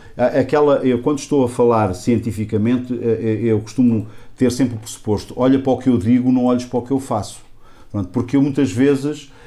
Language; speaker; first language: Portuguese; native; Portuguese